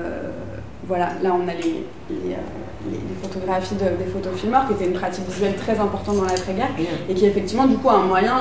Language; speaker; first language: French; native; French